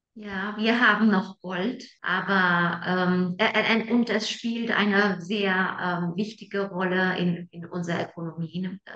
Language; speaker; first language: German; non-native, fluent; Spanish